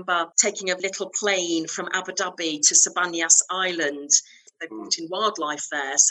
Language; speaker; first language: English; native; English